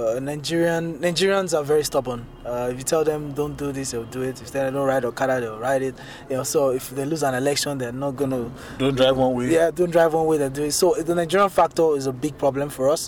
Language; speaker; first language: English; non-native, local second language; Yoruba